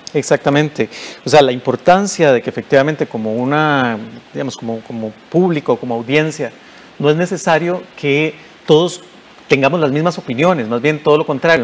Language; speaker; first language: Spanish; native; Spanish